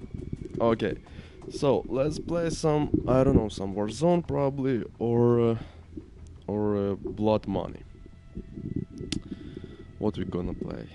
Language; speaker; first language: English; non-native, learner; Ukrainian